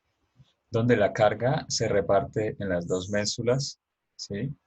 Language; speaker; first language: Spanish; native; Spanish